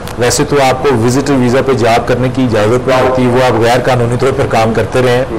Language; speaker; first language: Hindi; non-native, local second language; Punjabi